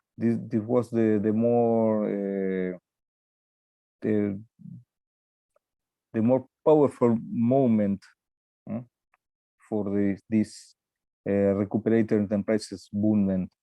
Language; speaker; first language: English; non-native, learner; Spanish